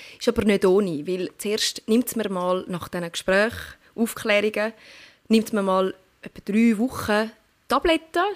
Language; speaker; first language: German; early bilingual, other home language; Turkish